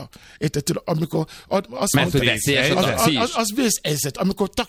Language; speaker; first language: Hungarian; non-native, learner; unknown